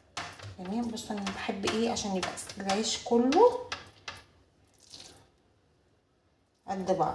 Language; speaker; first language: Arabic; native; Arabic